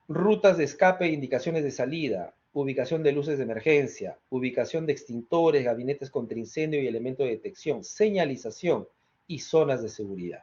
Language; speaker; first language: Spanish; native; Spanish